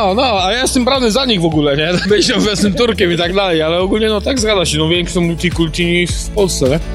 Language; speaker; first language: Polish; native; Polish